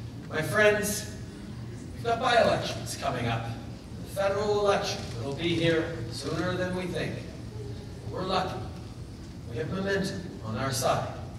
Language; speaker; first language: English; early bilingual, other home language; French